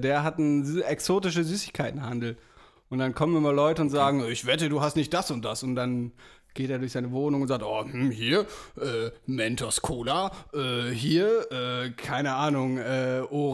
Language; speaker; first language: German; native; German